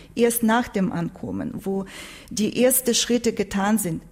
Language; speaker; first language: German; non-native, fluent; Turkish